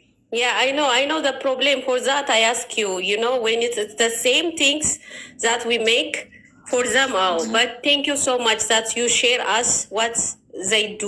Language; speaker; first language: English; non-native, learner; Amharic